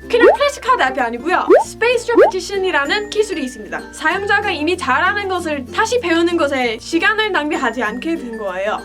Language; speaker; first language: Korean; non-native, fluent; English